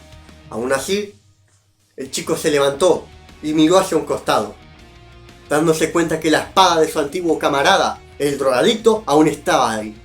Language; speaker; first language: Spanish; native; Spanish